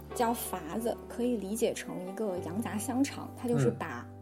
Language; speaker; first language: Chinese; native; Chinese